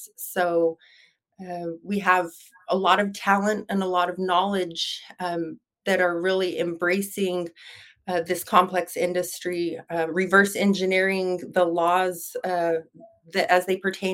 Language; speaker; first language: English; native; English